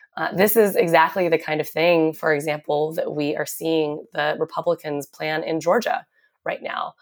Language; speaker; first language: English; native; English